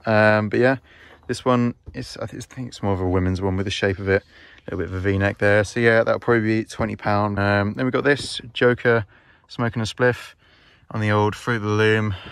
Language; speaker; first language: English; native; English